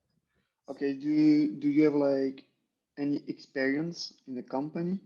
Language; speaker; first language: English; non-native, learner; French